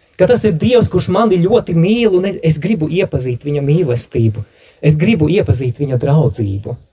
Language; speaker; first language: Latvian; native; Latvian